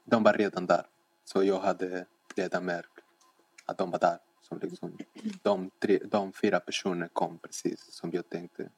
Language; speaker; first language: Swedish; non-native, fluent; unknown